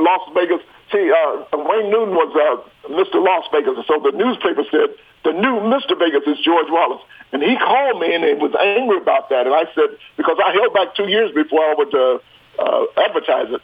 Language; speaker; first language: English; native; English